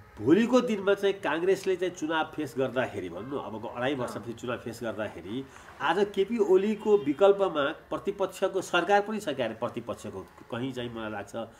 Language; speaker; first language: Nepali; native; Nepali